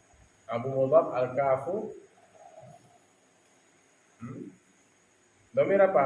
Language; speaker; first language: Arabic; non-native, fluent; Indonesian